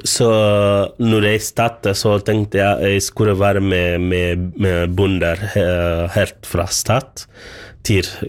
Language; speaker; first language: Norwegian; non-native, learner; Swahili